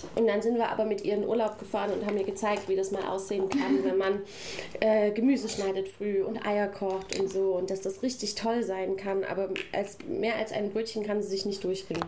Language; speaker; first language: German; native; German